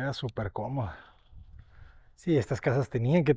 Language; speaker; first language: Spanish; native; Spanish